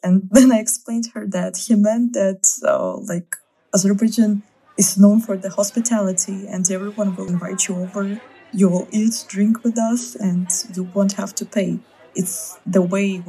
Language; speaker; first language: English; non-native, fluent; Russian